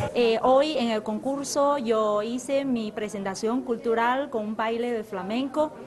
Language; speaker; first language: Spanish; non-native, fluent; Chinese